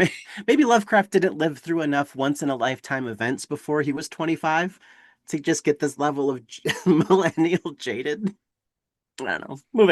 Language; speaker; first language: English; native; English